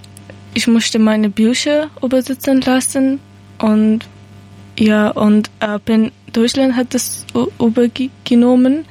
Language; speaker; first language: German; non-native, learner; Persian